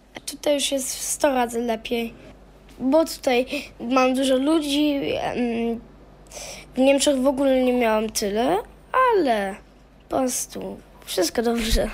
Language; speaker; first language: Polish; early bilingual, heritage; German